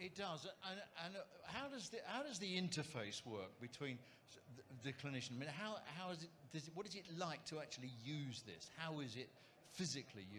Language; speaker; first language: English; native; English